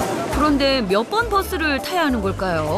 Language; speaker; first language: Korean; native; Korean